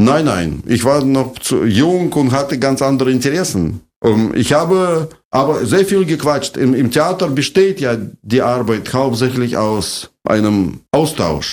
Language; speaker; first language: German; non-native, fluent; Russian